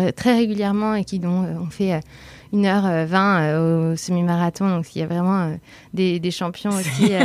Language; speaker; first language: French; native; French